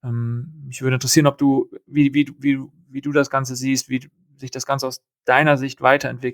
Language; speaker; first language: German; native; German